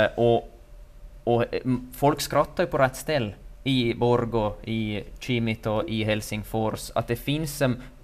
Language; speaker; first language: Swedish; native; Swedish